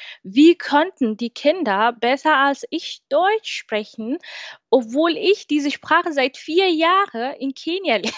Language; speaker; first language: German; non-native, fluent; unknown